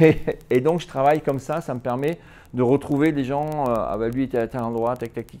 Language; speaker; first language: French; native; French